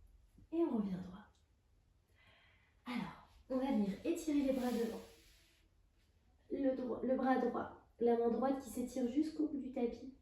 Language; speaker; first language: French; native; French